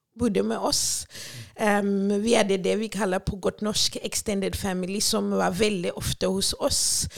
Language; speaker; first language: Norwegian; non-native, fluent; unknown